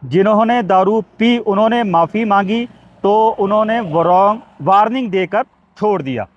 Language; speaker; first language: Hindi; non-native, local second language; Punjabi